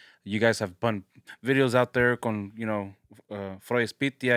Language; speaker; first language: English; early bilingual, other home language; Spanish